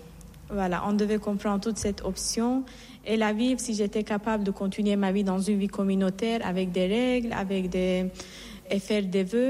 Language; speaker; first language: French; non-native, fluent; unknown